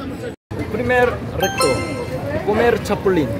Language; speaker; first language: Spanish; non-native, learner; Korean